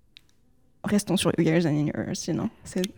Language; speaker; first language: French; native; French